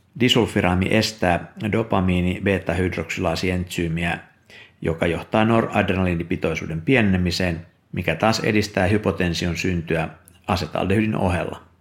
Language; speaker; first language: Finnish; native; Finnish